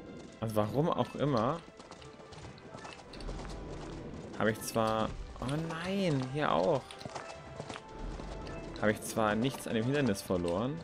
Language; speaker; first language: German; native; German